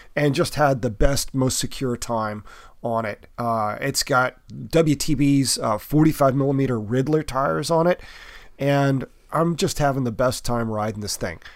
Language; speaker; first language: English; native; English